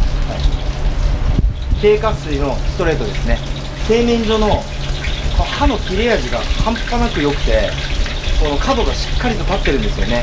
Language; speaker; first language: Japanese; native; Japanese